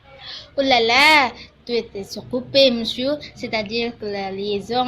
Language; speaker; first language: French; non-native, learner; Indonesian